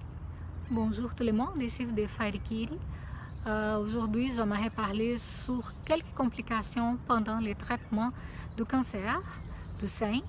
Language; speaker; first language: French; non-native, fluent; Portuguese